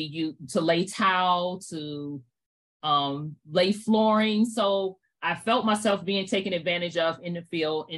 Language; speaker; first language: English; native; English